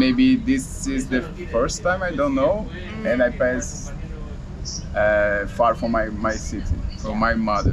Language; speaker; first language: English; non-native, learner; Portuguese